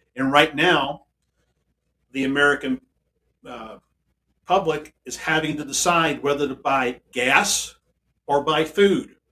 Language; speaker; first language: English; native; English